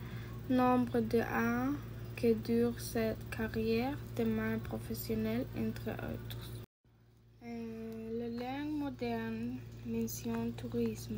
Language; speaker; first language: French; non-native, learner; Spanish